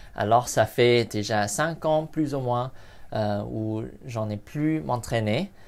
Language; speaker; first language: English; non-native, local second language; Cantonese